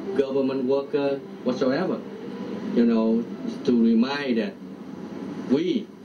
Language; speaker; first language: English; non-native, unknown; Vietnamese